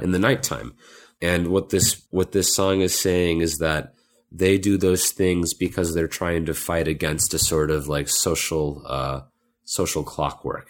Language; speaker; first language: English; native; English